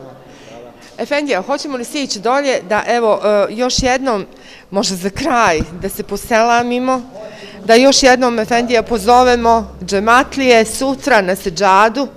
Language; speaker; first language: Croatian; native; Croatian